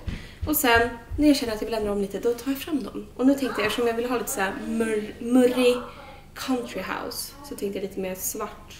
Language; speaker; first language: Swedish; native; Swedish